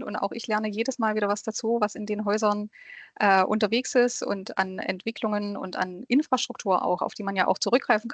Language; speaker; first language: German; native; German